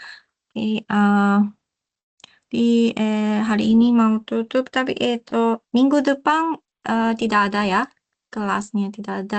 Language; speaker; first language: Indonesian; non-native, learner; Japanese